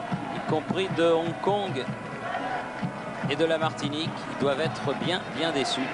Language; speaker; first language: French; native; French